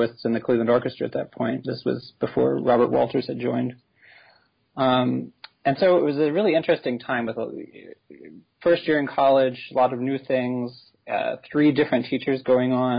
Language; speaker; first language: English; native; English